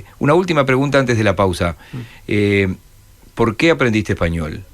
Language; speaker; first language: Spanish; native; Spanish